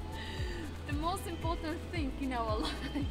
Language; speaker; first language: English; non-native, learner; Uzbek